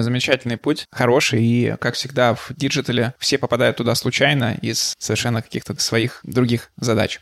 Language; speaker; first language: Russian; native; Russian